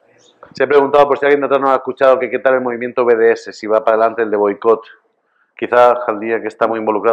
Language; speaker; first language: Spanish; native; Spanish